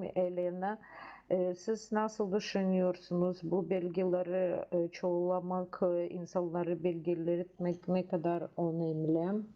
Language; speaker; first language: Turkish; non-native, learner; Russian